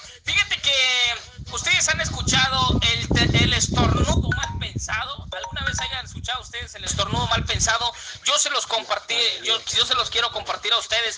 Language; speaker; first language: Spanish; native; Spanish